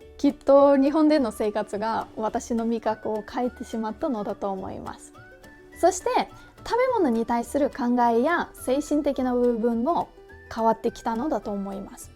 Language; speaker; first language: Japanese; non-native, fluent; Russian